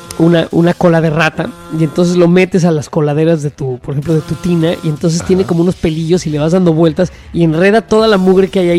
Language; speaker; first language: Spanish; native; Spanish